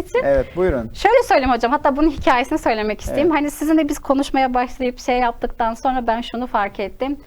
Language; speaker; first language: Turkish; native; Turkish